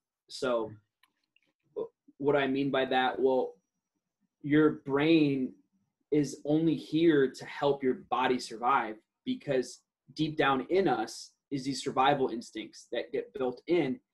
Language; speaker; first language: English; early bilingual, other home language; Aramaic